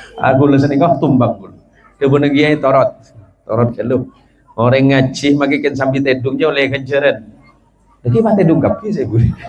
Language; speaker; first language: Malay; non-native, local second language; Madurese